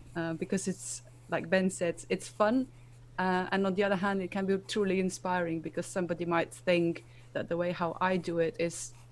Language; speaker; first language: English; non-native, fluent; Slovenian